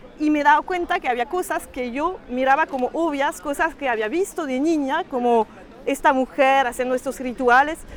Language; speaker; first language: Spanish; non-native, fluent; French